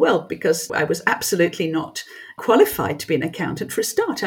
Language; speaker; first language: English; non-native, local second language; French